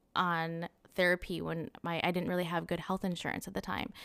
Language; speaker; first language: English; native; English